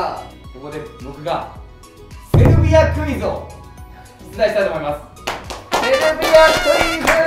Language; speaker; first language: Japanese; native; Japanese